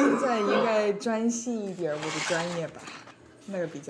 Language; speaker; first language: Chinese; non-native, learner; English